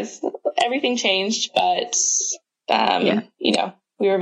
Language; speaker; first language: English; native; English